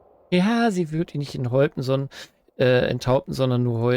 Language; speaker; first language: German; native; German